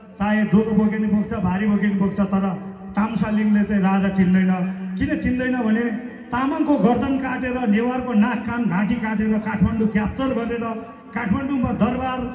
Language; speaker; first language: Nepali; non-native, local second language; Eastern Tamang